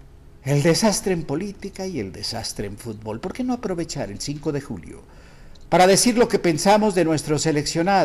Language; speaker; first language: Spanish; native; Spanish